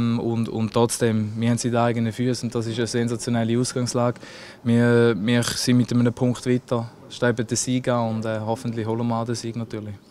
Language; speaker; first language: German; native; German